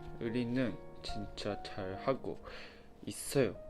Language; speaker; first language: Korean; non-native, fluent; Japanese